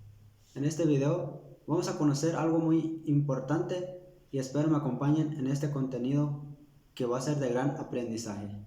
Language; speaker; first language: Spanish; non-native, local second language; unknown